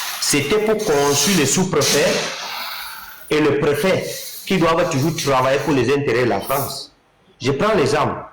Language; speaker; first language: French; non-native, local second language; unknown